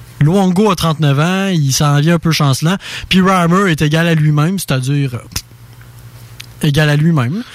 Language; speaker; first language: French; native; French